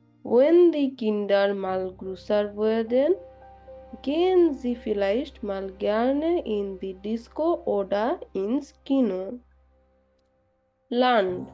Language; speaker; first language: German; non-native, learner; Bangla